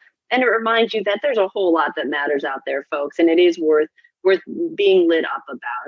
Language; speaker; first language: English; native; English